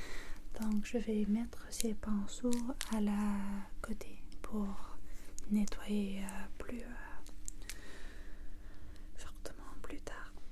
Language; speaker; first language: French; non-native, learner; English